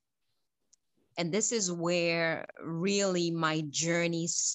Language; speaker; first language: English; non-native, fluent; Haitian Creole